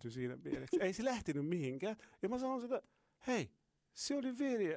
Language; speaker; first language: Finnish; non-native, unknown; Arabic